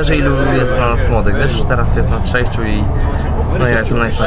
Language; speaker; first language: Polish; native; Polish